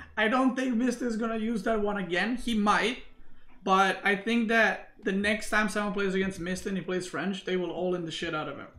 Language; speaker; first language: English; non-native, fluent; Serbian